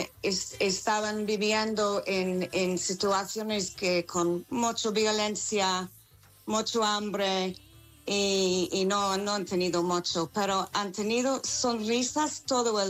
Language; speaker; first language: Spanish; non-native, fluent; English